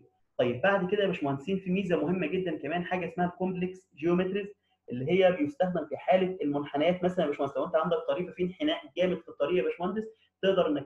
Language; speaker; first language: Arabic; native; Arabic